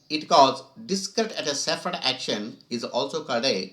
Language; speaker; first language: English; non-native, local second language; Kannada